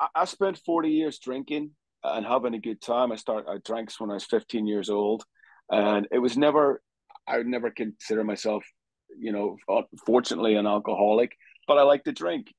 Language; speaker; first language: English; native; English